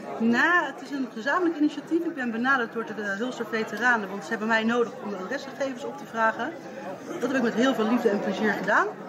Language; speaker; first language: Dutch; native; Dutch